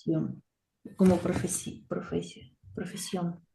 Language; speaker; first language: Spanish; non-native, learner; Russian